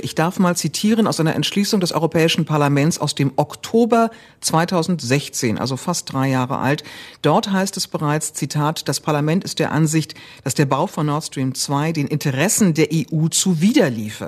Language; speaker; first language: German; native; German